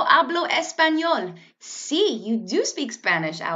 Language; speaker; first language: Spanish; non-native, learner; English